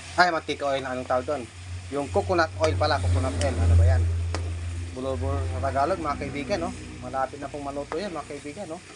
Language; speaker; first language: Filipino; non-native, local second language; Pangasinan